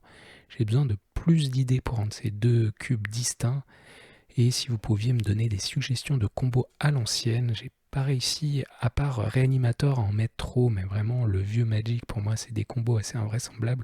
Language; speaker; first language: French; native; French